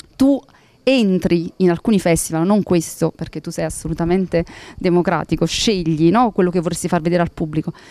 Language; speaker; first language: Italian; native; Italian